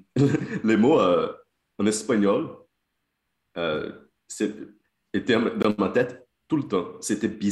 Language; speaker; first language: French; non-native, fluent; Portuguese